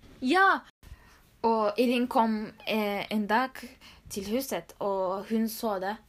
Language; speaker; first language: Norwegian; non-native, learner; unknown